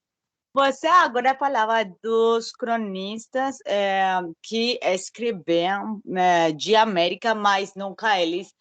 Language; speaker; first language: Portuguese; non-native, learner; Spanish